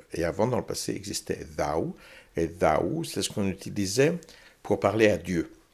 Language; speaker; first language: French; early bilingual, heritage; French